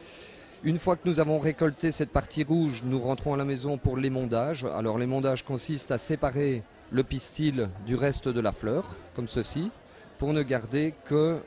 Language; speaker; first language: French; native; French